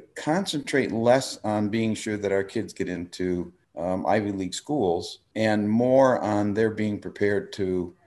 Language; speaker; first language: English; native; English